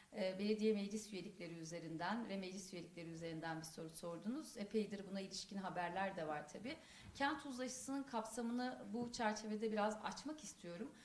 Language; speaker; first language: Turkish; non-native, local second language; Kurdish